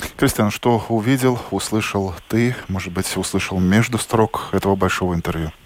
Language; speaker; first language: Russian; native; Russian